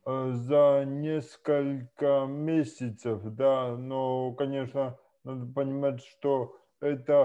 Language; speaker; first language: Russian; non-native, local second language; Latvian